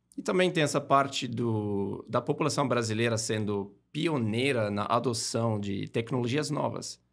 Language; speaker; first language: Portuguese; non-native, fluent; German